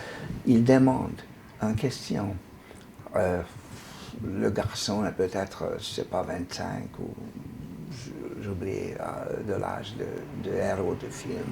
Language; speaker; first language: French; non-native, learner; Hungarian